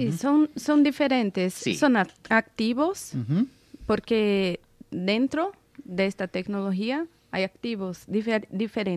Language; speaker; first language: Spanish; non-native, fluent; Portuguese